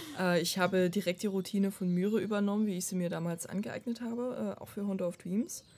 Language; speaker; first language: German; non-native, fluent; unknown